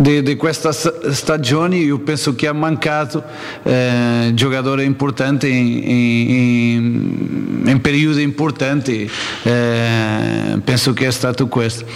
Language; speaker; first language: Italian; non-native, learner; Portuguese